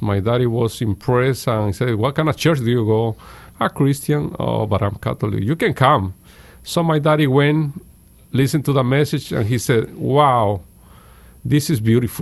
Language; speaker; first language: English; non-native, fluent; Spanish